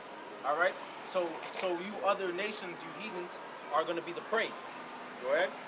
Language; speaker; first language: English; native; English